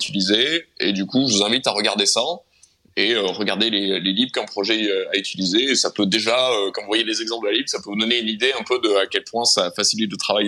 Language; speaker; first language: French; native; French